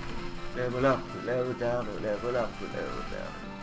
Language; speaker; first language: Japanese; non-native, learner; English